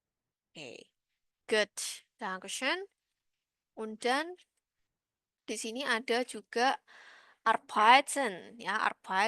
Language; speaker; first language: German; non-native, learner; Indonesian